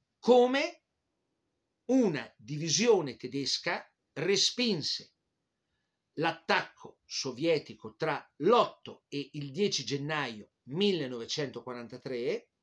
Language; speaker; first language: Italian; native; Italian